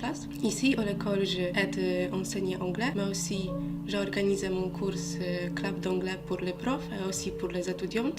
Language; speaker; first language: French; non-native, fluent; Polish